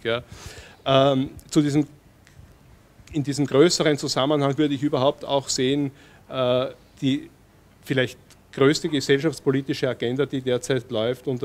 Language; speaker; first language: German; native; German